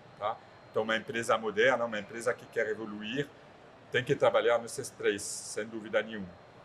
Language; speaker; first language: Portuguese; non-native, fluent; French